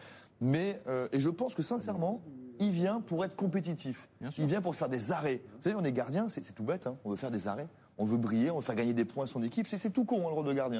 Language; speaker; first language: French; native; French